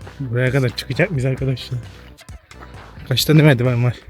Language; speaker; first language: Turkish; native; Turkish